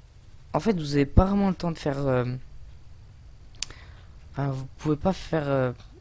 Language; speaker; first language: French; native; French